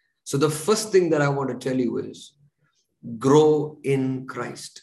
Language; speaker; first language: English; non-native, local second language; Malayalam